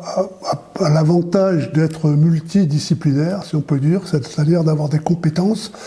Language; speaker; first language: French; native; French